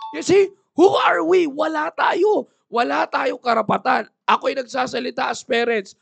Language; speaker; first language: Filipino; native; Filipino